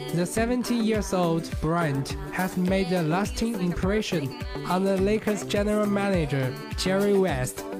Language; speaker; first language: English; non-native, learner; Chinese